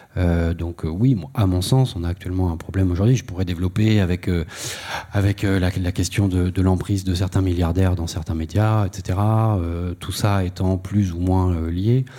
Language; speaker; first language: French; native; French